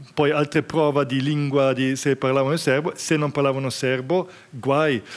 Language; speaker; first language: Italian; non-native, fluent; German